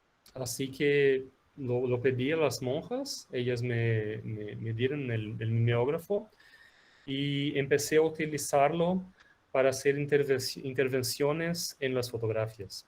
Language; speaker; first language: Spanish; non-native, fluent; Portuguese